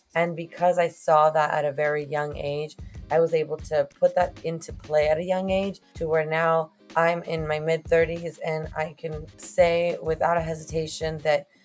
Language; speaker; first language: English; early bilingual, other home language; Spanish